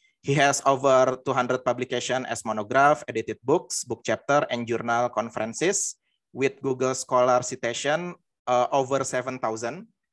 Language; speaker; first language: English; non-native, fluent; Indonesian